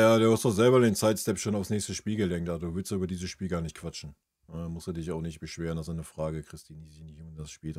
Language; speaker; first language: German; native; German